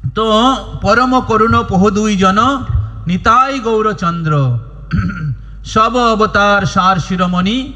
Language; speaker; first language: Hindi; non-native, local second language; Bangla